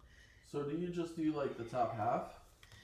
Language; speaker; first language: English; native; English